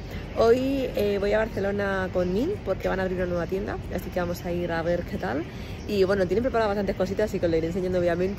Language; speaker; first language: Spanish; native; Spanish